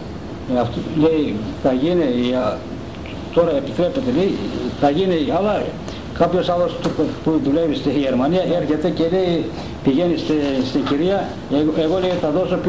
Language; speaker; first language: Greek; non-native, local second language; Turkish